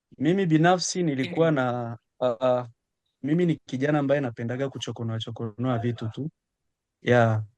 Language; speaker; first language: Swahili; native; Swahili